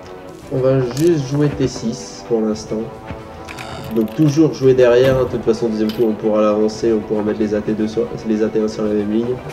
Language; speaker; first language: French; native; French